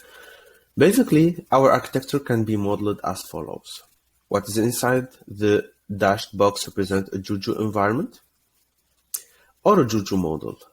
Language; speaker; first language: English; non-native, fluent; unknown